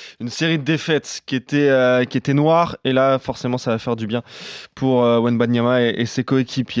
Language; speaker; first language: French; native; French